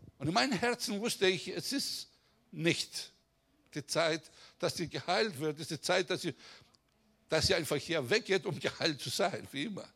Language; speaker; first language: German; non-native, fluent; Greek